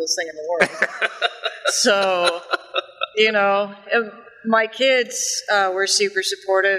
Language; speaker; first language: English; native; English